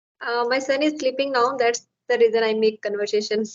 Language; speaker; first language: English; non-native, learner; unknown